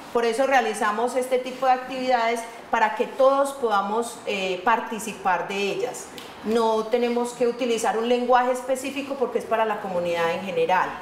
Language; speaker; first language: Spanish; native; Spanish